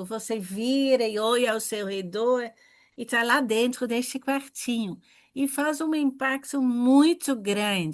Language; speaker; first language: Portuguese; non-native, fluent; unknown